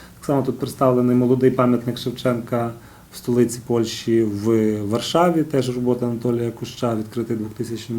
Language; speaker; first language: Ukrainian; native; Ukrainian